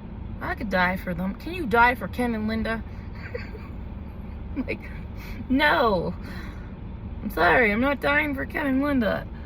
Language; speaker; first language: English; native; English